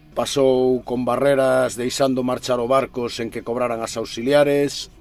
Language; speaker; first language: Galician; native; Galician